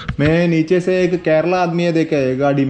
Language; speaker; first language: Hindi; non-native, learner; Malayalam